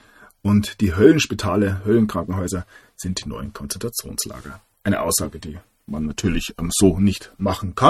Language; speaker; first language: German; native; German